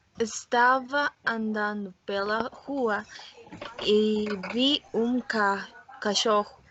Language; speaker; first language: Portuguese; non-native, learner; Spanish